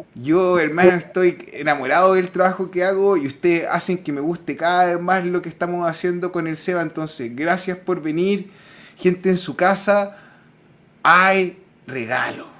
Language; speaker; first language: Spanish; native; Spanish